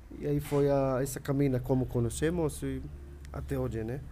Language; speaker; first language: Portuguese; non-native, learner; Hebrew